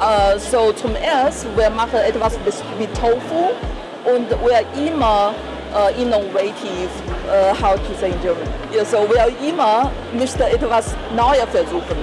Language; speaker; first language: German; non-native, learner; Chinese